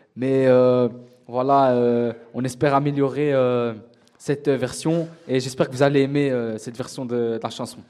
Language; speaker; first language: French; native; French